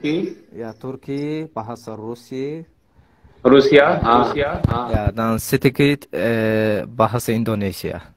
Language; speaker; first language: Indonesian; non-native, learner; Azerbaijani